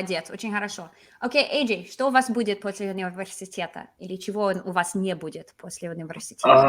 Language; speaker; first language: Russian; non-native, fluent; English